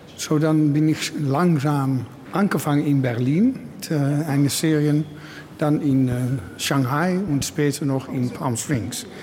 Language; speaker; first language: German; non-native, learner; Dutch